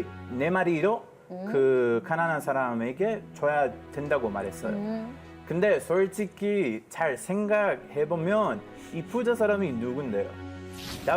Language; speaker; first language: Korean; non-native, fluent; Hebrew